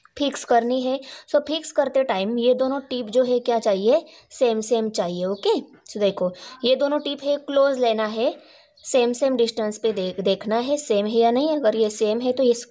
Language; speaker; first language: Hindi; non-native, local second language; Marathi